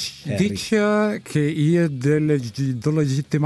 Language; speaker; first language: Italian; non-native, learner; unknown